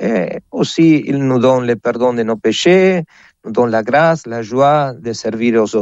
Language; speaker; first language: French; non-native, fluent; Spanish